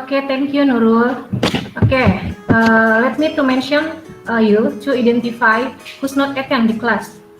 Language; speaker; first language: English; non-native, learner; Indonesian